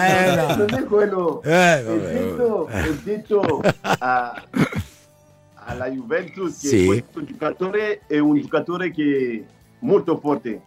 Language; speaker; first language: Italian; non-native, learner; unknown